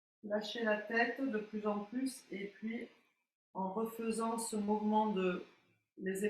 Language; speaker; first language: French; native; French